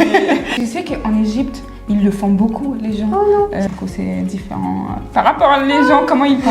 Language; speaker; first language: French; non-native, fluent; Arabic